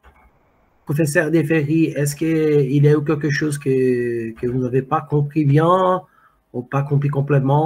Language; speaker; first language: French; non-native, fluent; Portuguese